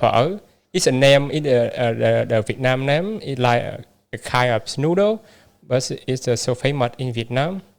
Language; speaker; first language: English; non-native, learner; Vietnamese